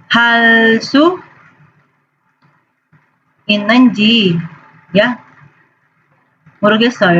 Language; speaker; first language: Korean; non-native, fluent; Indonesian